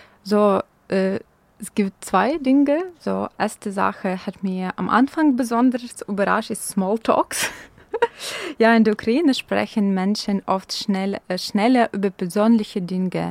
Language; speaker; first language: German; non-native, fluent; Ukrainian